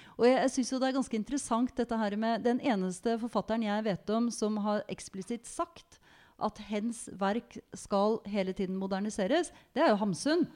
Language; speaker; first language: Norwegian; native; Norwegian